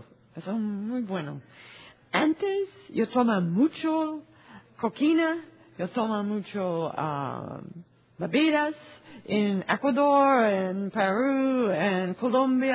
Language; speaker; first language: Spanish; non-native, learner; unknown